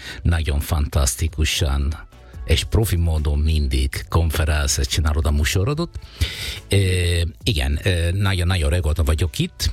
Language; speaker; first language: Hungarian; non-native, fluent; Italian